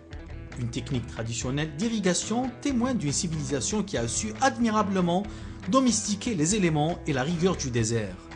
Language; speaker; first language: French; native; French